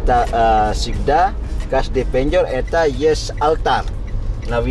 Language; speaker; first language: Russian; non-native, learner; Indonesian